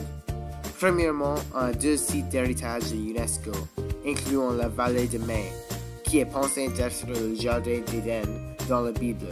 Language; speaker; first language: French; non-native, learner; English